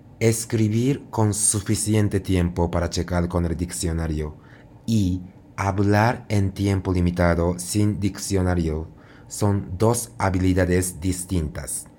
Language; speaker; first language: Spanish; non-native, fluent; Japanese